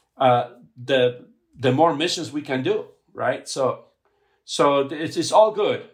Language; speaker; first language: English; non-native, fluent; Spanish